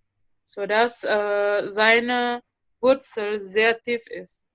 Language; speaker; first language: German; non-native, fluent; Indonesian